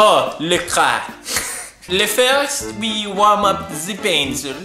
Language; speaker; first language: English; non-native, fluent; Swedish